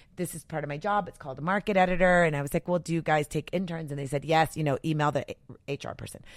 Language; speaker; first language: English; native; English